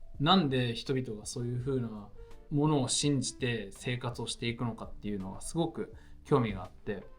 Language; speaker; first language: Japanese; native; Japanese